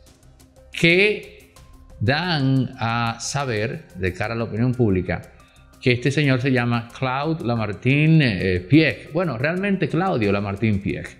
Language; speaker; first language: Spanish; native; Spanish